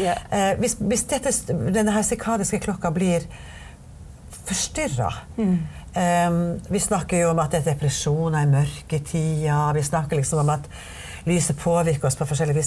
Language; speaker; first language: Norwegian; native; Norwegian